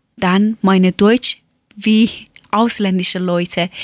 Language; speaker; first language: German; non-native, learner; Persian